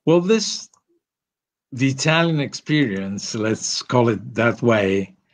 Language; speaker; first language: English; non-native, fluent; Italian